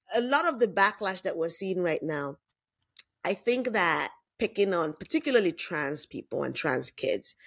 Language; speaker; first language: English; non-native, local second language; Yoruba